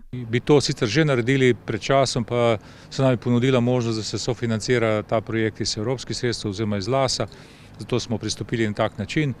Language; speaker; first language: Slovenian; native; Slovenian